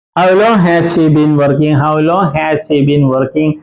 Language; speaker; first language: English; non-native, local second language; Malayalam